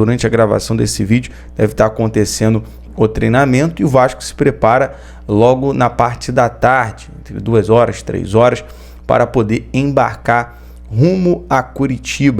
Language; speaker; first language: Portuguese; native; Portuguese